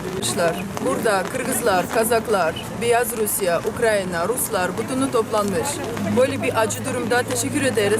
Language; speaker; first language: Turkish; non-native, fluent; Ukrainian